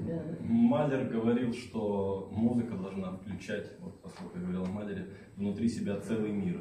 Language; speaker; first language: Russian; native; Russian